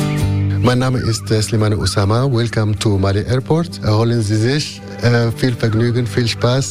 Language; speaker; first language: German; non-native, fluent; Arabic